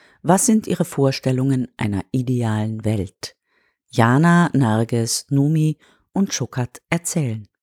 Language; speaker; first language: German; native; German